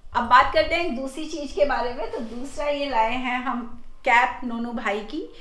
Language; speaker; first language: Hindi; native; Hindi